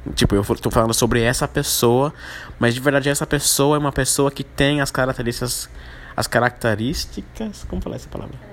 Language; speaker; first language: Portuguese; non-native, fluent; English